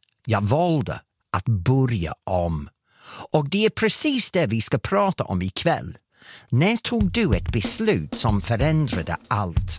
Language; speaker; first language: Swedish; non-native, fluent; English